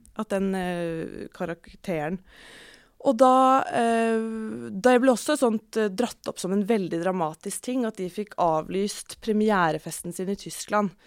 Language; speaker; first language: Norwegian; native; Norwegian